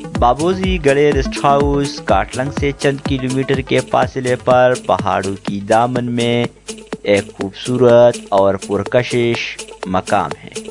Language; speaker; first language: Urdu; non-native, local second language; Pashto